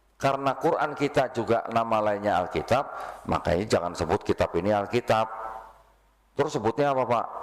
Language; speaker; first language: Indonesian; native; Indonesian